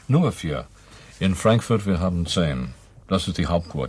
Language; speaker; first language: German; non-native, learner; English